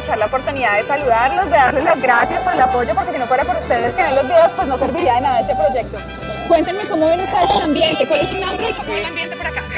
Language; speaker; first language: Spanish; native; Spanish